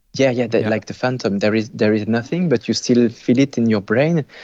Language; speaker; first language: English; non-native, fluent; French